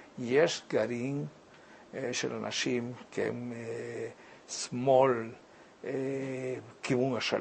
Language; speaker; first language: Hebrew; early bilingual, other home language; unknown